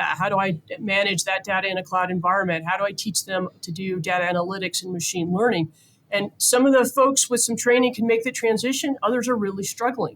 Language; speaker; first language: English; native; English